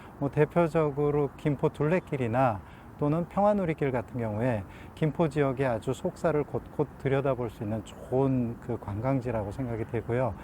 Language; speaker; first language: Korean; native; Korean